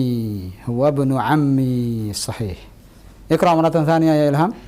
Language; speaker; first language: Indonesian; native; Indonesian